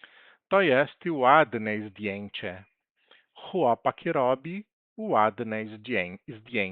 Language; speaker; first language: Polish; non-native, learner; Portuguese